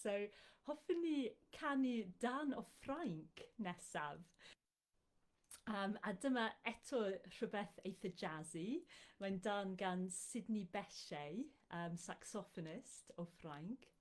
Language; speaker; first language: Welsh; non-native, fluent; English